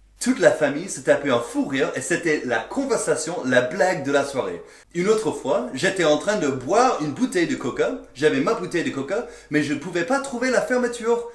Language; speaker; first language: French; non-native, fluent; English